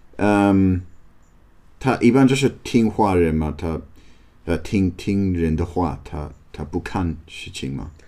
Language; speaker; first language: Chinese; non-native, learner; English